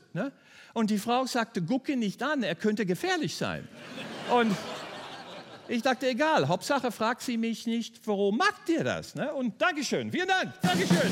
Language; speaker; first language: German; non-native, fluent; English